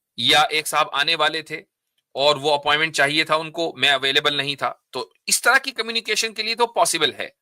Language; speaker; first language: Urdu; native; Urdu